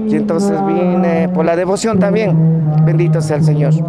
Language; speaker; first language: Spanish; native; Spanish